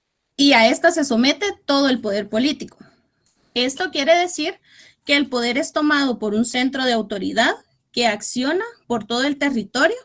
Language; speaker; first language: Spanish; native; Spanish